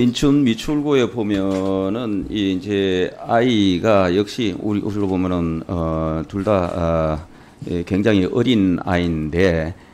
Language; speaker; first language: Korean; native; Korean